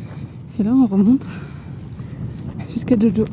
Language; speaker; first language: French; native; French